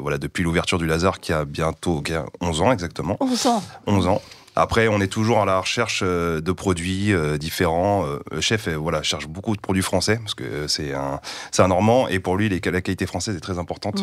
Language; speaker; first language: French; native; French